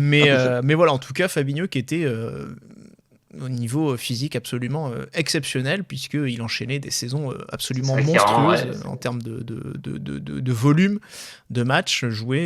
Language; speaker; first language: French; native; French